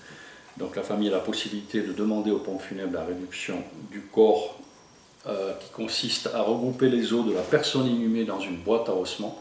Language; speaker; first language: French; native; French